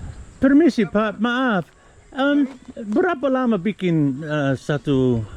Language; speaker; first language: Indonesian; non-native, learner; English